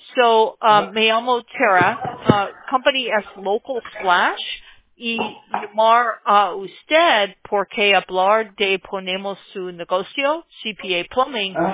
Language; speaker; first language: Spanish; non-native, learner; English